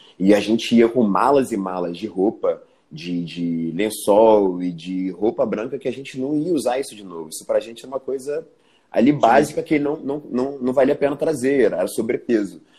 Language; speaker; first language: Portuguese; early bilingual, other home language; Spanish